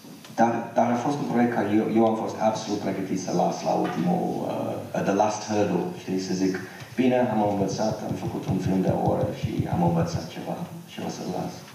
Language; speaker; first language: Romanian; non-native, fluent; English